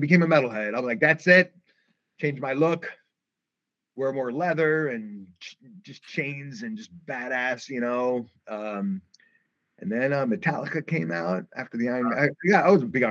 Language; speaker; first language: English; native; English